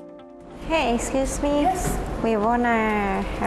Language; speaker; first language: English; non-native, local second language; Cantonese